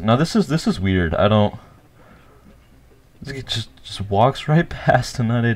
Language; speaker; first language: English; native; English